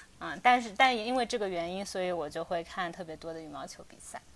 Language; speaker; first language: Chinese; native; Chinese